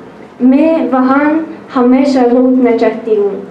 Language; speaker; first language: Hindi; non-native, learner; Russian